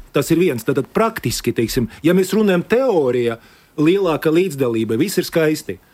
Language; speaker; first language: Latvian; non-native, local second language; Russian